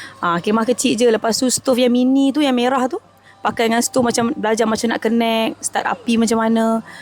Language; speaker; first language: Malay; native; Malay